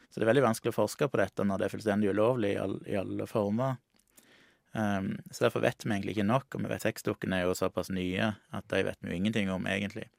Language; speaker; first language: Norwegian; native; Norwegian